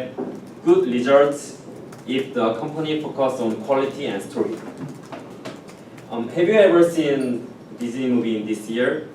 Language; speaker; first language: English; non-native, learner; Korean